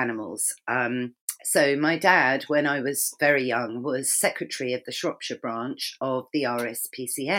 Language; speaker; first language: English; native; English